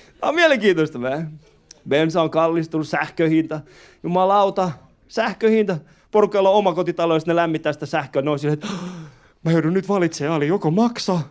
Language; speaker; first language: Finnish; early bilingual, other home language; Persian